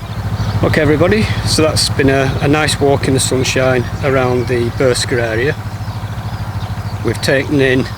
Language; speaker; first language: English; native; English